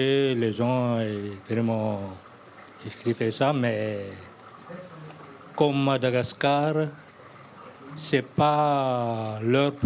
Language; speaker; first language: French; non-native, local second language; Malagasy